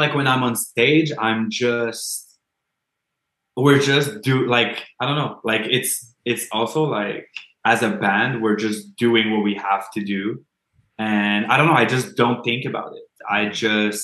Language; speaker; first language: English; non-native, fluent; French